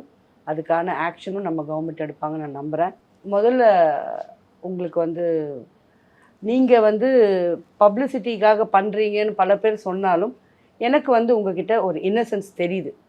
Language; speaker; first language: Tamil; native; Tamil